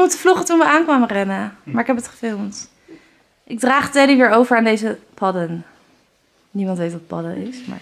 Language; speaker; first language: Dutch; native; Dutch